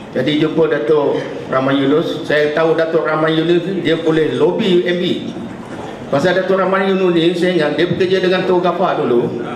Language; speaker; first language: Malay; native; Malay